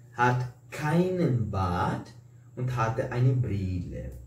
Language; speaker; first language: German; non-native, fluent; Portuguese